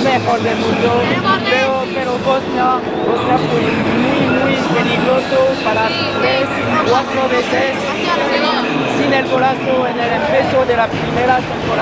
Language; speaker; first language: Spanish; non-native, learner; French